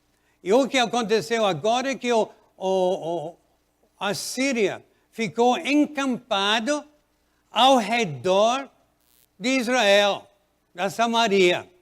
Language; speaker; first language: Portuguese; non-native, fluent; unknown